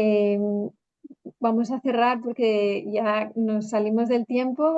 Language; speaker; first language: Spanish; native; Spanish